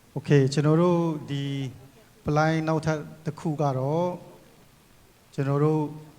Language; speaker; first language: Burmese; non-native, local second language; Kachin